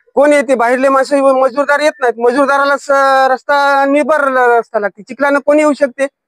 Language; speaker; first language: Marathi; native; Marathi